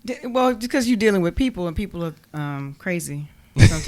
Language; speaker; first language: English; native; English